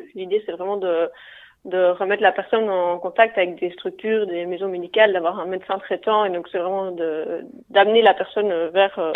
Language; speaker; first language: French; native; French